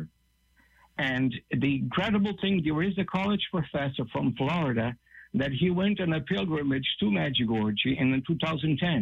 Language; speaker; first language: English; non-native, fluent; Portuguese